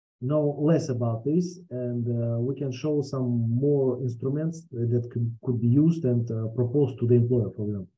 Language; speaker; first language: English; non-native, fluent; Russian